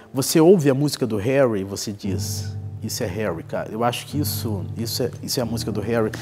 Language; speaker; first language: Portuguese; native; Portuguese